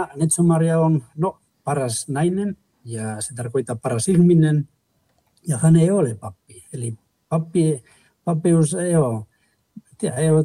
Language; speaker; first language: Finnish; non-native, fluent; Spanish